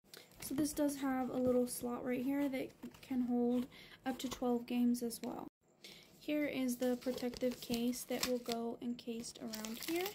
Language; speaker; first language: English; native; English